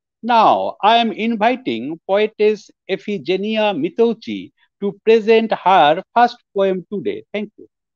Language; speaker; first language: English; non-native, local second language; Bangla